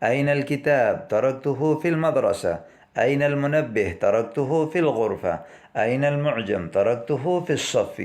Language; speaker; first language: Arabic; non-native, fluent; Urdu